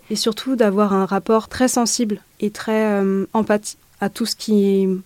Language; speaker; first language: French; native; French